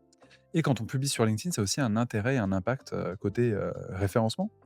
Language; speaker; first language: French; native; French